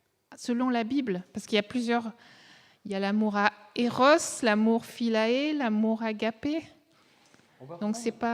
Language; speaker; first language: French; native; French